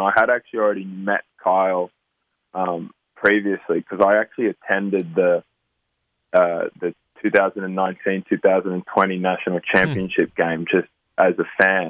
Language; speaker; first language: English; native; English